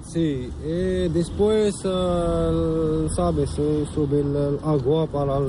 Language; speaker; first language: Spanish; non-native, learner; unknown